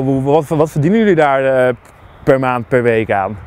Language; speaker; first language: Dutch; native; Dutch